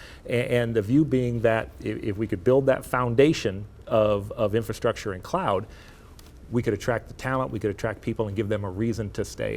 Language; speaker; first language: English; native; English